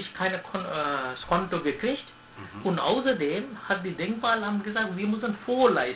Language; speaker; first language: German; non-native, learner; Sinhala